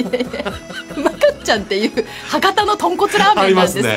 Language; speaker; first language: Japanese; native; Japanese